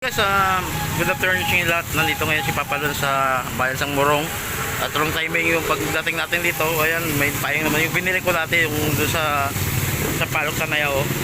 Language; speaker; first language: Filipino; non-native, local second language; Hiligaynon